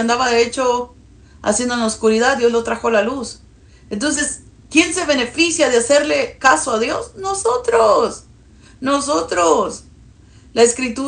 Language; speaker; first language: Spanish; early bilingual, heritage; Spanish